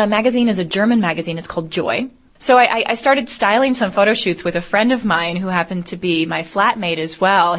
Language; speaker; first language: English; native; English